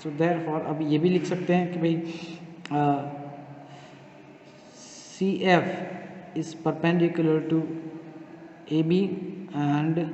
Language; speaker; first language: Hindi; native; Hindi